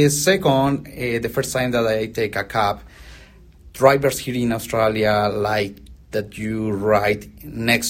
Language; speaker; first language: English; non-native, fluent; Spanish